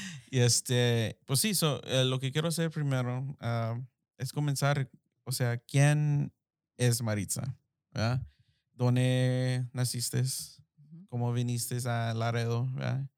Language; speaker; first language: Spanish; early bilingual, heritage; Spanish